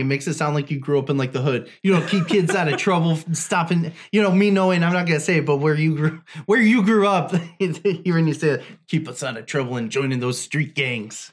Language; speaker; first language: English; native; English